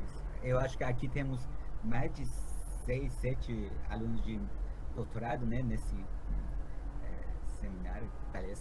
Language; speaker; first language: Portuguese; non-native, fluent; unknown